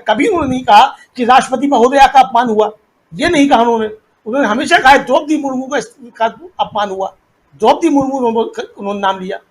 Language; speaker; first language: Hindi; native; Hindi